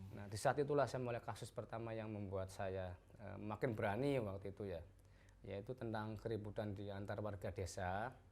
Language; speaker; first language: Indonesian; non-native, local second language; Javanese